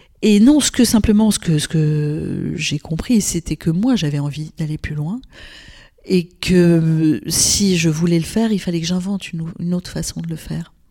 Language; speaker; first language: French; non-native, local second language; Arabic